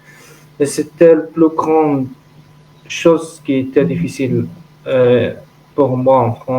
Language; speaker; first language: French; non-native, learner; Arabic